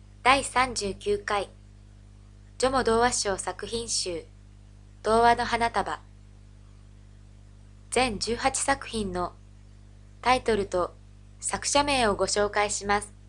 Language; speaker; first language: Japanese; native; Japanese